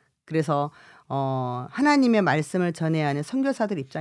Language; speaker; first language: Korean; native; Korean